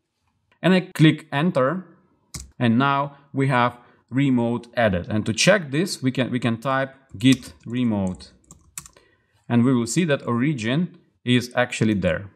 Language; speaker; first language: English; non-native, fluent; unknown